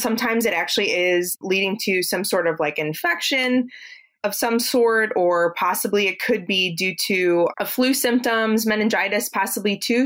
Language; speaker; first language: English; native; English